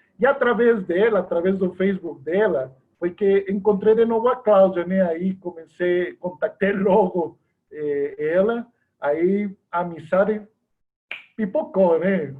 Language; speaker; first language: Portuguese; non-native, fluent; Spanish